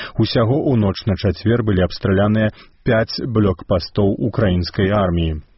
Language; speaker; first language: Belarusian; native; Belarusian